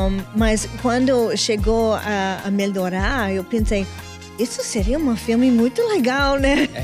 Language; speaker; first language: Portuguese; non-native, fluent; English